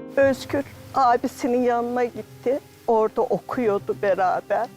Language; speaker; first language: Turkish; native; Turkish